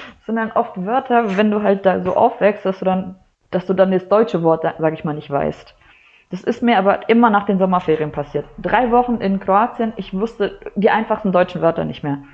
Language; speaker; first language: German; native; German